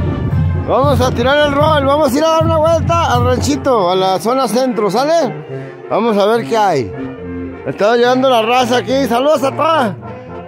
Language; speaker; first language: Spanish; native; Spanish